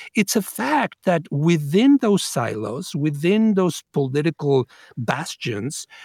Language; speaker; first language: English; non-native, fluent; Spanish